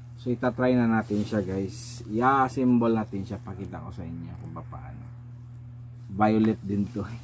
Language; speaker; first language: Filipino; non-native, local second language; Cebuano